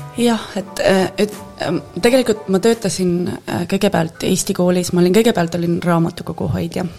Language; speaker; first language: Estonian; native; Estonian